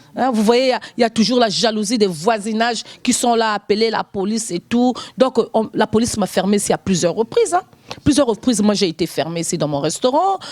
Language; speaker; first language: French; non-native, local second language; Lingala